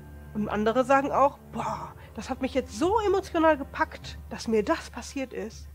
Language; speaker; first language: German; native; German